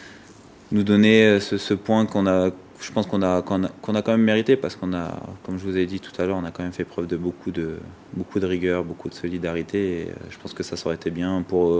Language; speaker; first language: French; native; French